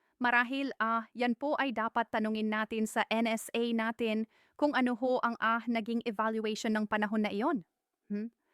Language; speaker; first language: Filipino; native; Filipino